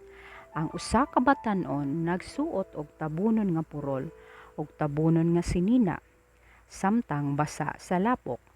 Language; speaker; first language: Cebuano; non-native, learner; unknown